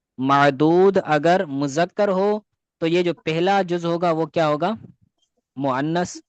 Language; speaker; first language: Urdu; native; Urdu